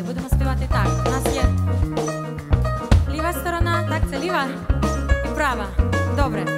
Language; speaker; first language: Ukrainian; early bilingual, other home language; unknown